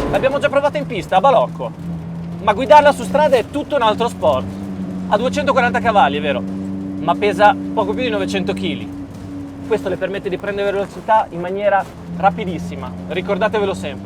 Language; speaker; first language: Italian; native; Italian